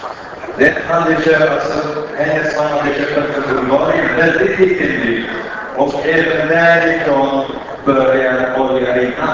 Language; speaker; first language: Swedish; non-native, fluent; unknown